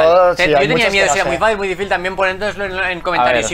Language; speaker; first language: Spanish; native; Spanish